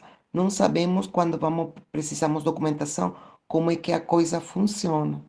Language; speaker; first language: Portuguese; non-native, fluent; Spanish